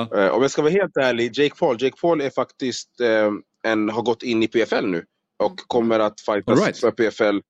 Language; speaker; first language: Swedish; native; Swedish